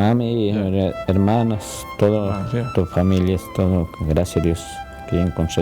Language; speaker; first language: Spanish; non-native, local second language; Quechua